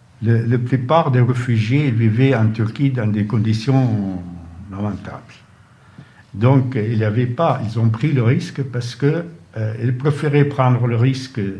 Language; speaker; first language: French; non-native, fluent; Arabic